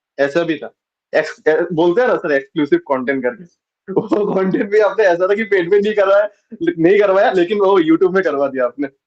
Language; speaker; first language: Hindi; non-native, local second language; Bangla